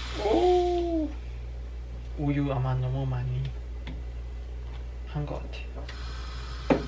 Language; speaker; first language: Korean; non-native, learner; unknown